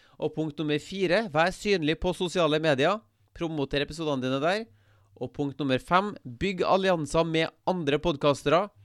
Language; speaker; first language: Norwegian; native; Norwegian